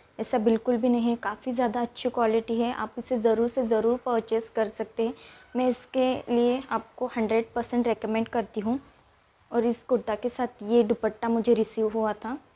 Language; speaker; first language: Hindi; native; Hindi